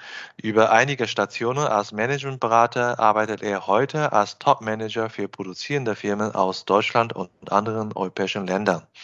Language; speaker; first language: German; non-native, fluent; Chinese